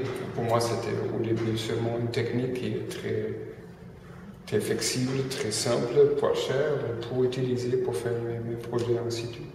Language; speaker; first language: French; non-native, fluent; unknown